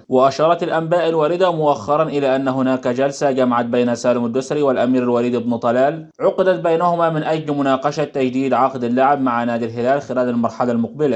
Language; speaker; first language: Arabic; native; Arabic